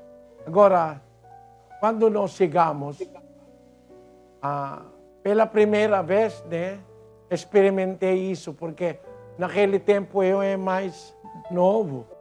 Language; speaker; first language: Portuguese; non-native, learner; Filipino